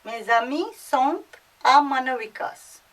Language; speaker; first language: French; non-native, fluent; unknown